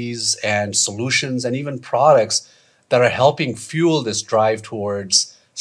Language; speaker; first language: English; non-native, local second language; Nepali